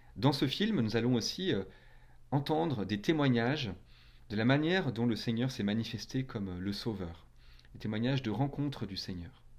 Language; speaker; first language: French; native; French